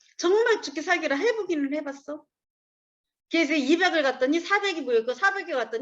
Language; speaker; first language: Korean; native; Korean